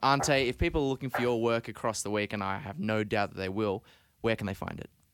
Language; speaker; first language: English; native; English